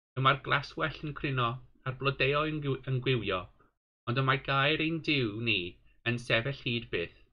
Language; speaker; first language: Welsh; non-native, local second language; English